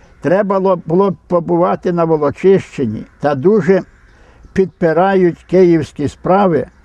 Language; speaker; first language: Ukrainian; native; Ukrainian